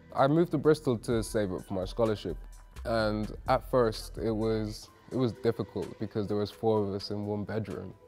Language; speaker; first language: English; native; English